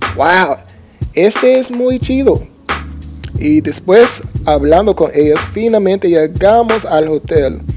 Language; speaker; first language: Spanish; non-native, learner; English